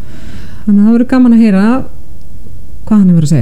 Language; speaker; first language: Icelandic; native; Icelandic